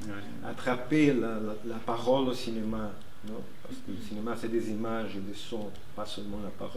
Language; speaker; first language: French; non-native, fluent; Portuguese